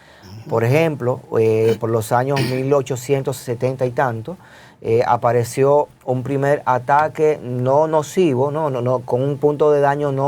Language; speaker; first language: Spanish; native; Spanish